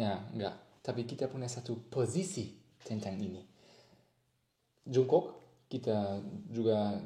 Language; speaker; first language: Indonesian; non-native, learner; German